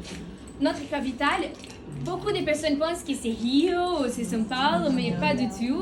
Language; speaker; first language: French; non-native, learner; Portuguese